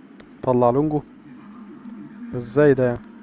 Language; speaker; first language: Arabic; native; Arabic